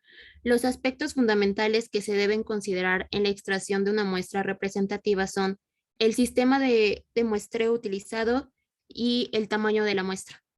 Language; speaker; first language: Spanish; native; Spanish